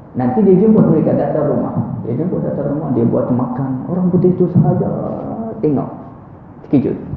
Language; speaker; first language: Malay; non-native, fluent; Arabic